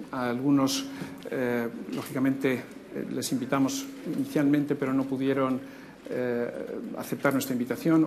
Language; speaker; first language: Spanish; native; Spanish